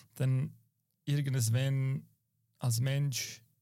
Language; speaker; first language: German; native; German